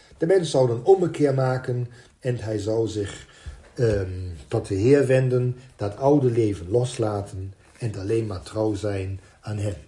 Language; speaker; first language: Dutch; non-native, fluent; German